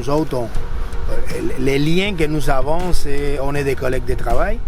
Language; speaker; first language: French; native; French